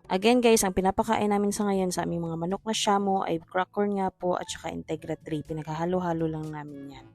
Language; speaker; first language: Filipino; non-native, local second language; Cebuano